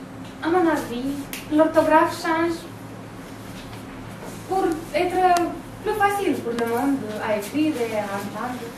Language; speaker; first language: French; non-native, learner; Romanian